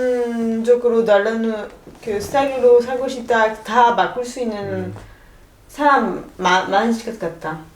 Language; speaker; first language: Korean; non-native, fluent; French